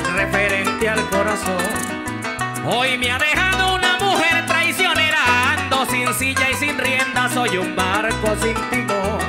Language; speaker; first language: Spanish; native; Spanish